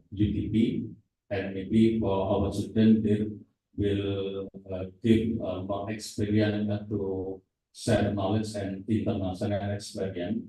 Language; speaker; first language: English; non-native, fluent; Indonesian